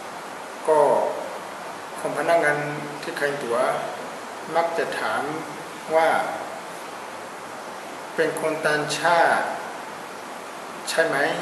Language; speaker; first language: Thai; non-native, fluent; Burmese